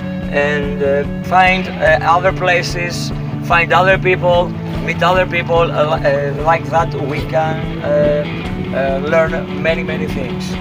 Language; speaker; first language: English; non-native, learner; Greek